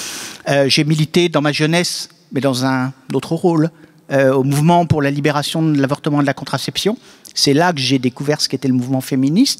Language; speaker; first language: French; native; French